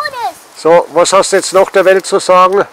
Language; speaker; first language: German; native; German